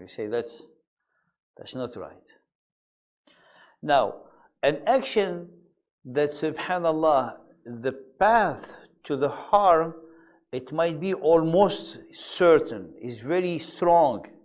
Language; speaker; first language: English; non-native, fluent; Arabic